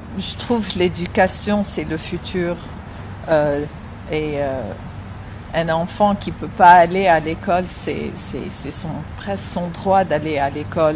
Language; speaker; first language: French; non-native, fluent; Arabic